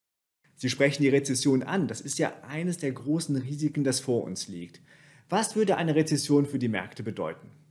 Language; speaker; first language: German; native; German